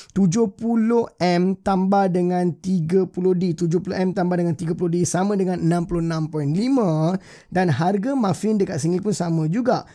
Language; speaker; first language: Malay; native; Malay